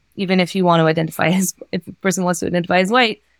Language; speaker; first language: English; native; English